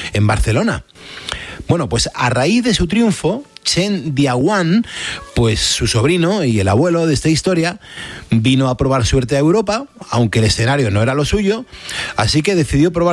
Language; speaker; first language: Spanish; native; Spanish